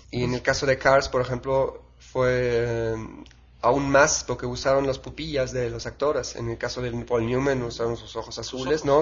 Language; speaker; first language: Spanish; non-native, fluent; German